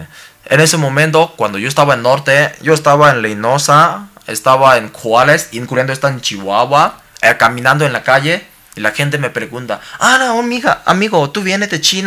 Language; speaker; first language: Spanish; non-native, learner; Cantonese